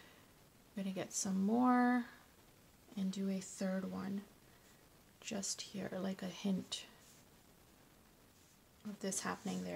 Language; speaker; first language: English; native; English